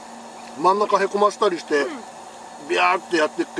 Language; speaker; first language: Japanese; native; Japanese